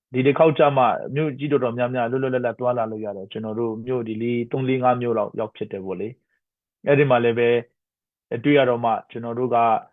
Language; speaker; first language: Burmese; non-native, local second language; Hakha Chin